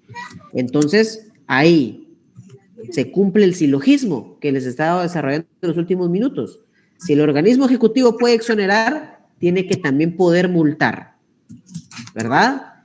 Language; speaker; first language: Spanish; native; Spanish